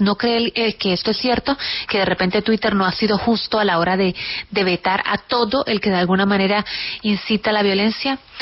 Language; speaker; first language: Spanish; native; Spanish